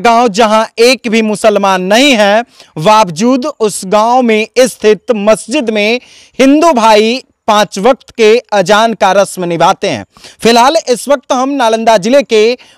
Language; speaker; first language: Hindi; native; Hindi